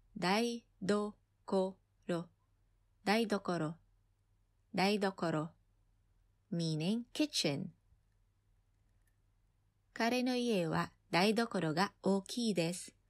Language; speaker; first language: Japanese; non-native, fluent; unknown